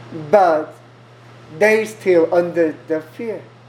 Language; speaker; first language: English; non-native, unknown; Korean